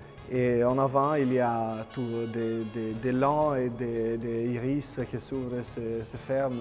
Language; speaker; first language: French; non-native, learner; Italian